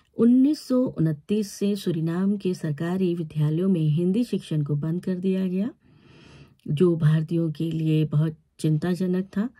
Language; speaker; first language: Hindi; native; Hindi